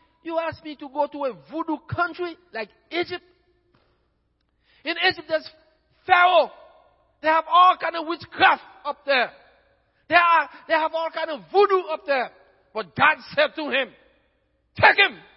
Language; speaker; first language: English; non-native, fluent; Haitian Creole